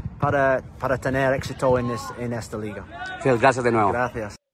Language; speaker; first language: Spanish; non-native, learner; English